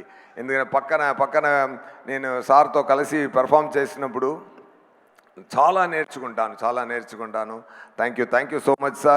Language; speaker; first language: Telugu; non-native, learner; Tamil